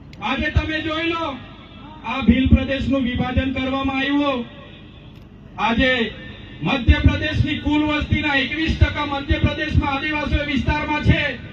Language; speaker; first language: Gujarati; non-native, local second language; Vasavi